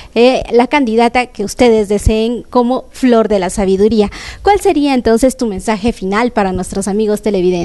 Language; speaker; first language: Spanish; native; Spanish